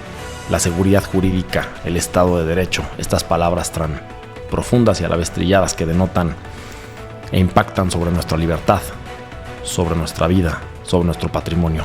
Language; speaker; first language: Spanish; native; Spanish